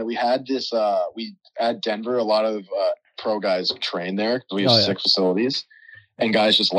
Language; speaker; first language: English; native; English